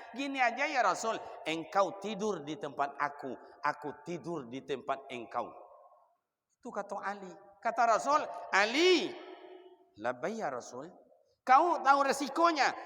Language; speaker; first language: Malay; non-native, local second language; Minangkabau